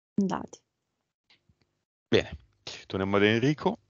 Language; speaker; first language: Italian; native; Italian